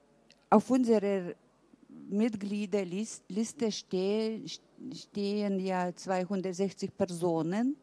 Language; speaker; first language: German; early bilingual, heritage; German